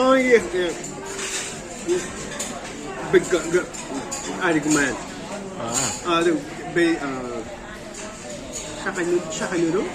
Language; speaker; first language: English; non-native, learner; Japanese